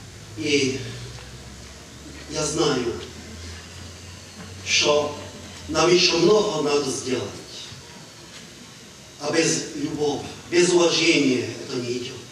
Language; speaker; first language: Ukrainian; non-native, local second language; Hungarian